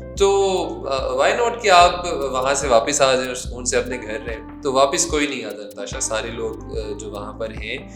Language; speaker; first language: Urdu; non-native, local second language; Pahari-Potwari